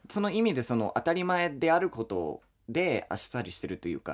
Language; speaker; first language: Japanese; non-native, fluent; English